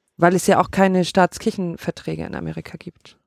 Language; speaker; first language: German; native; German